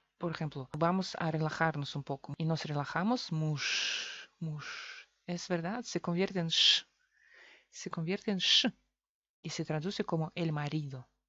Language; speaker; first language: Spanish; non-native, fluent; Russian